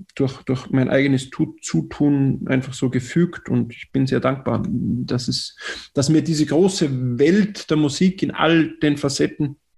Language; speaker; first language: German; native; German